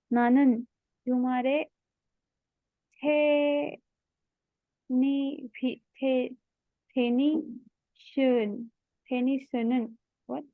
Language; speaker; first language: Korean; non-native, learner; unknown